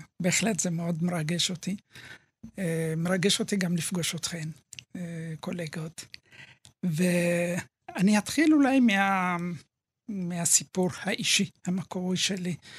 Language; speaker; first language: Hebrew; early bilingual, other home language; Amharic